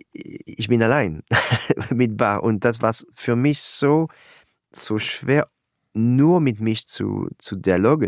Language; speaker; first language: German; non-native, learner; French